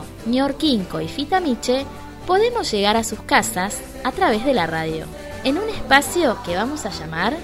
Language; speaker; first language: Spanish; native; Spanish